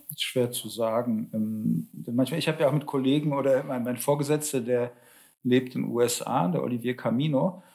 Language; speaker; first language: German; early bilingual, other home language; Polish